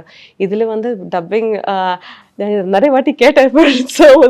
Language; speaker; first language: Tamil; non-native, learner; Malayalam